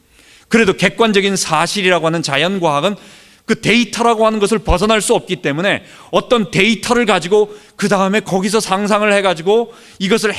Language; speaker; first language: Korean; native; Korean